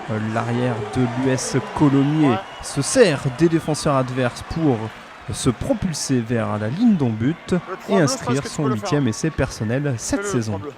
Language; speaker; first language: French; native; French